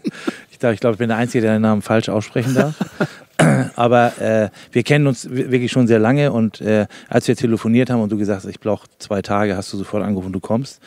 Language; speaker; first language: German; native; German